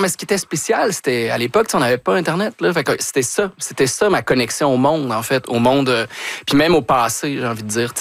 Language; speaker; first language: French; native; French